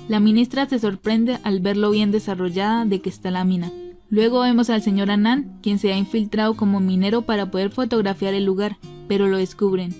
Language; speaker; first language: Spanish; native; Spanish